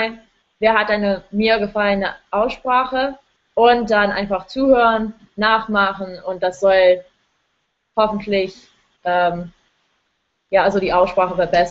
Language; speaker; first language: German; non-native, fluent; English